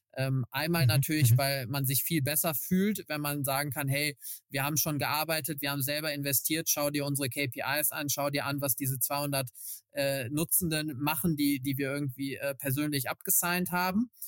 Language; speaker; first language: German; native; German